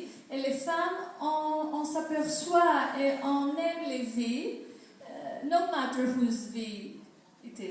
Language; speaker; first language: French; non-native, fluent; Greek